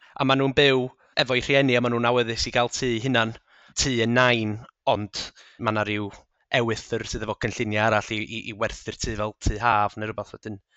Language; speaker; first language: Welsh; native; Welsh